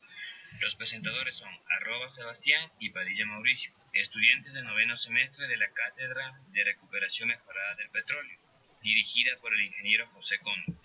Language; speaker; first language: Spanish; native; Spanish